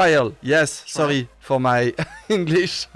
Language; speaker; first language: English; non-native, learner; French